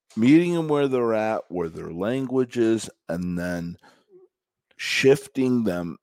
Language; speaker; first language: English; native; English